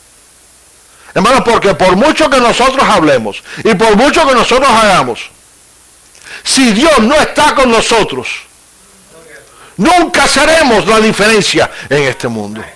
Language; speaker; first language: Spanish; native; Spanish